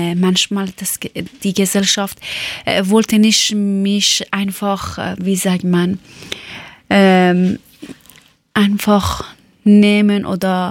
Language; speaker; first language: German; non-native, learner; Persian